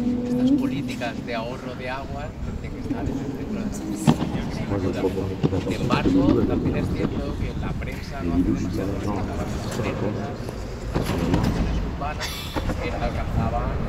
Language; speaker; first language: Spanish; native; Spanish